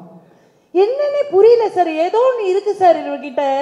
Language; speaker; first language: Tamil; native; Tamil